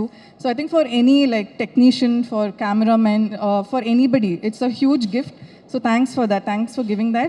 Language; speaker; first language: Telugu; non-native, fluent; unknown